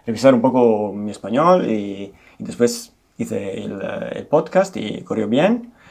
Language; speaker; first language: Spanish; non-native, fluent; Italian